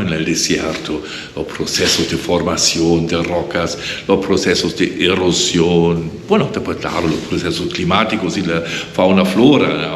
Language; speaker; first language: Spanish; non-native, fluent; German